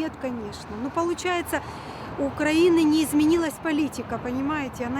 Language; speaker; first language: Russian; native; Russian